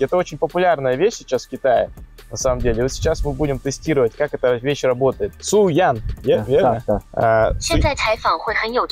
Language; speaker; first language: Russian; native; Russian